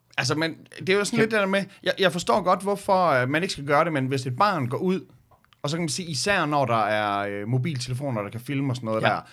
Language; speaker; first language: Danish; native; Danish